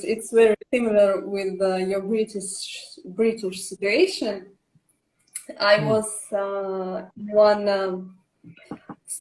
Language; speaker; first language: English; non-native, learner; Russian